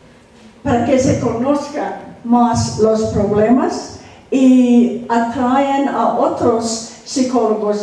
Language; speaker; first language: Spanish; non-native, fluent; English